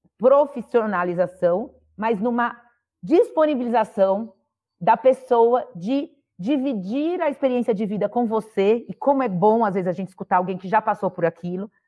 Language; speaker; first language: Portuguese; native; Portuguese